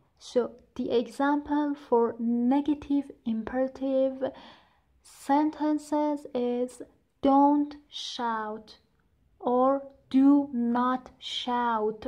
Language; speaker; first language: English; non-native, fluent; Persian